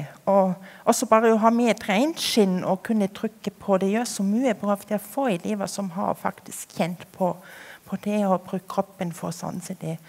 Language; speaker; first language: Norwegian; non-native, fluent; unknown